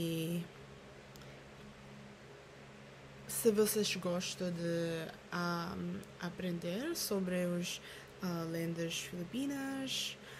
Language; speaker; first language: Portuguese; non-native, learner; Filipino